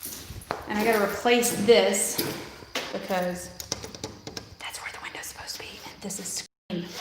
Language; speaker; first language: English; native; English